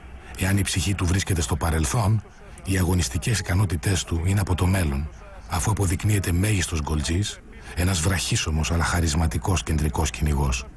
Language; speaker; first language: Greek; native; Greek